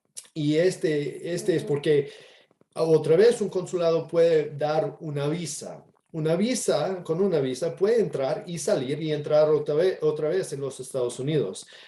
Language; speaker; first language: Spanish; non-native, fluent; English